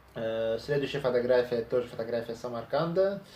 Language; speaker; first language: Russian; non-native, local second language; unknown